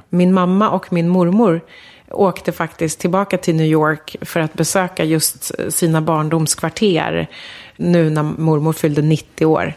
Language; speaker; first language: Swedish; early bilingual, other home language; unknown